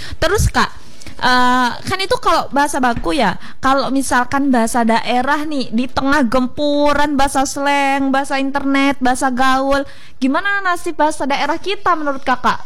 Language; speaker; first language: Indonesian; non-native, local second language; Javanese